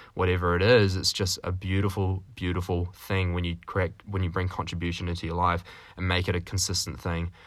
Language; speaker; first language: English; native; English